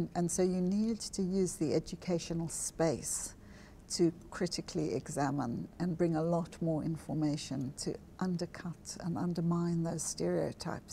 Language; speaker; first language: English; native; English